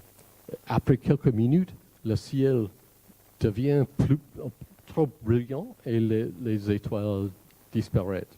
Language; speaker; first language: French; non-native, fluent; English